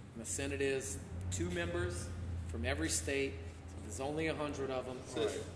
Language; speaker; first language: English; native; English